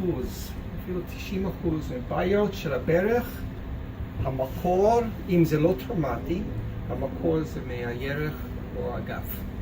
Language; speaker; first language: Hebrew; non-native, fluent; English